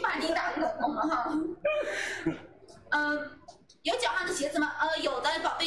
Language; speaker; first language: Chinese; native; Chinese